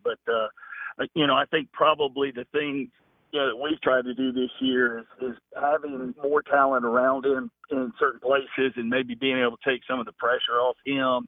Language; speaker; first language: English; native; English